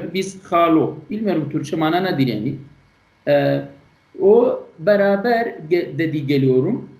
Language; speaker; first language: Turkish; non-native, learner; Kurdish